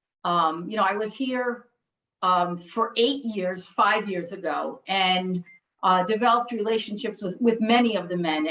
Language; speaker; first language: English; native; English